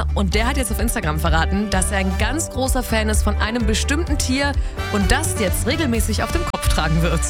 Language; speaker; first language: German; native; German